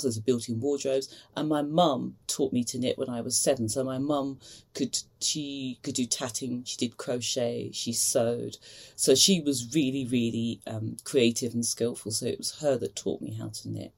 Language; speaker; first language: English; native; English